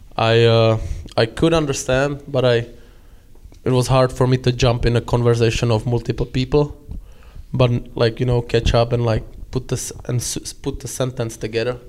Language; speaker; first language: English; non-native, fluent; Czech